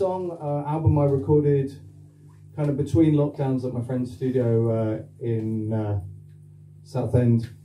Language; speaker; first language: English; native; English